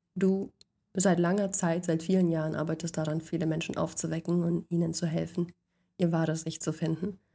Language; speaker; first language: German; native; German